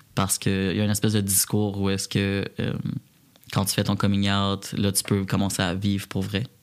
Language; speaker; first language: French; native; French